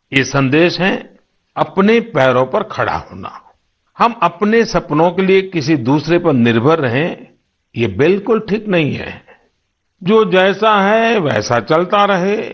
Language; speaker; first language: Hindi; non-native, local second language; Gujarati